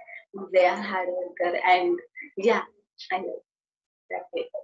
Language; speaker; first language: English; non-native, learner; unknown